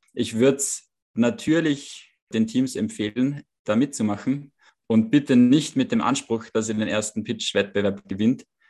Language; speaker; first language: German; native; German